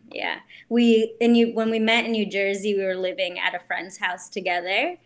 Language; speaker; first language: English; native; English